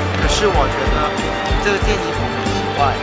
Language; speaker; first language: Chinese; non-native, learner; Thai